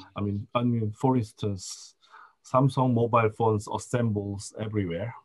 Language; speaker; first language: English; non-native, fluent; Korean